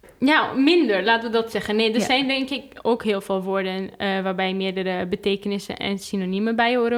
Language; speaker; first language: Dutch; non-native, fluent; Arabic